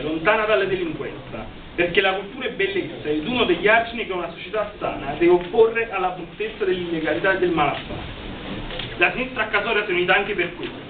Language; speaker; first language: Italian; native; Italian